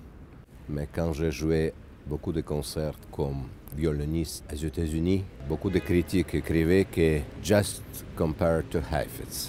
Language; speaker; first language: French; non-native, learner; Russian